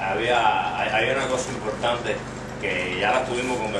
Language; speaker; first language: Spanish; native; Spanish